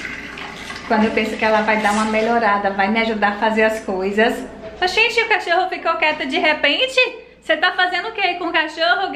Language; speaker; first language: Portuguese; native; Portuguese